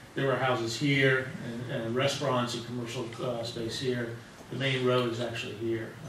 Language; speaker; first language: English; native; English